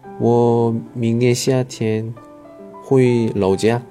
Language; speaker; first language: Chinese; non-native, learner; Korean